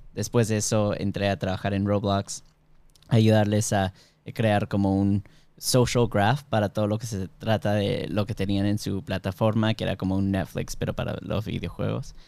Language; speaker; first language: Spanish; early bilingual, heritage; Spanish